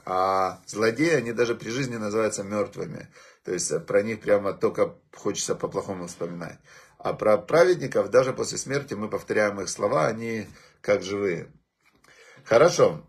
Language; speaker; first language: Russian; native; Russian